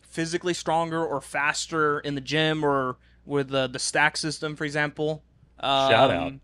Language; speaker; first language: English; non-native, fluent; Norwegian